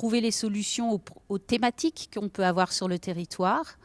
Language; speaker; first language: French; native; French